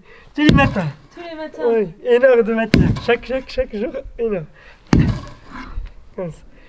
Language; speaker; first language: French; non-native, learner; Arabic